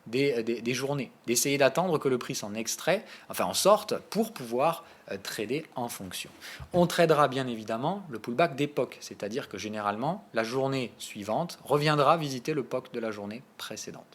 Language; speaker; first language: French; native; French